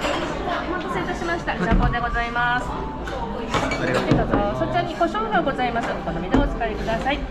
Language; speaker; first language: Japanese; native; Japanese